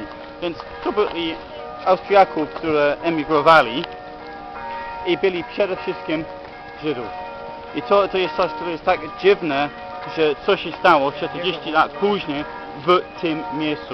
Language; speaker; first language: Polish; non-native, learner; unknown